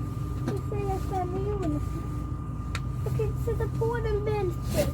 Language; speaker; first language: Swedish; early bilingual, other home language; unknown